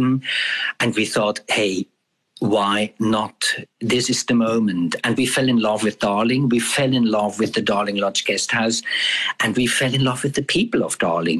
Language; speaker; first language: English; non-native, fluent; German